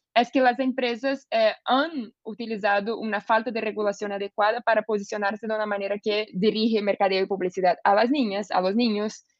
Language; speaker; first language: Spanish; non-native, fluent; Portuguese